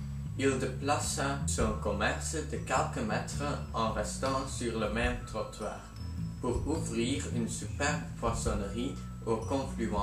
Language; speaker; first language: French; non-native, learner; Dutch